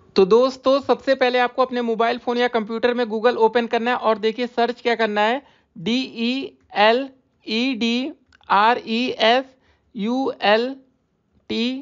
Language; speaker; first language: Hindi; native; Hindi